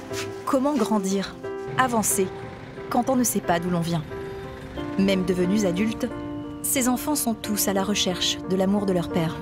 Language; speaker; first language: French; native; French